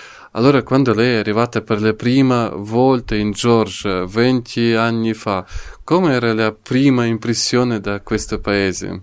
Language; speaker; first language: Italian; non-native, learner; Ukrainian